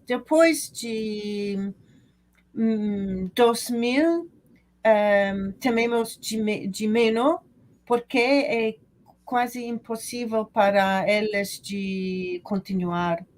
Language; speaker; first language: Portuguese; non-native, learner; English